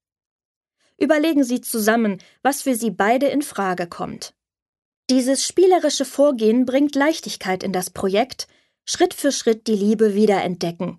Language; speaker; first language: German; native; German